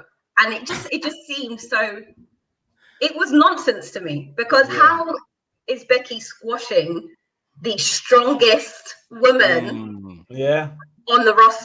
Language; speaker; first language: English; native; English